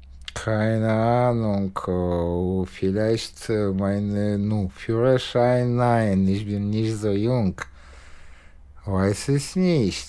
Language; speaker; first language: German; non-native, learner; Russian